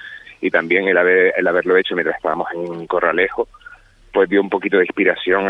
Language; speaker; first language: Spanish; native; Spanish